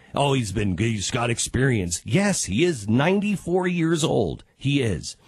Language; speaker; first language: English; native; English